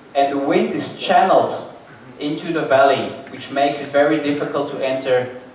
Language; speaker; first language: English; non-native, fluent; Dutch